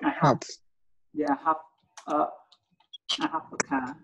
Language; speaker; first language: English; non-native, learner; Khmer